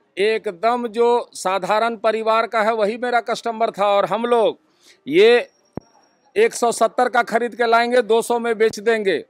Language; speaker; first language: Hindi; native; Hindi